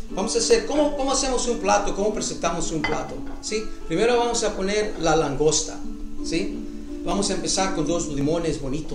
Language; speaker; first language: Spanish; early bilingual, other home language; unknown